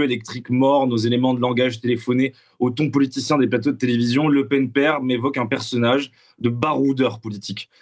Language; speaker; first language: French; native; French